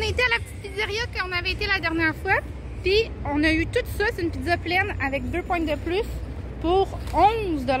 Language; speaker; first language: French; native; French